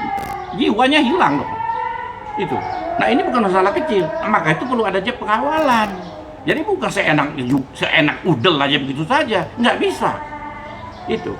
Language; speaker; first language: Indonesian; native; Indonesian